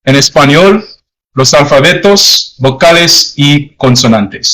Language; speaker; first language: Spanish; non-native, learner; English